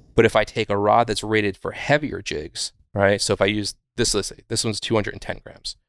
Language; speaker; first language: English; native; English